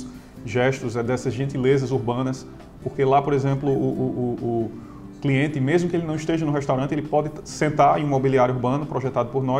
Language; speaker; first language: Portuguese; native; Portuguese